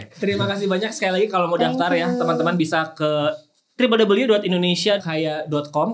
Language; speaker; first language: Indonesian; native; Indonesian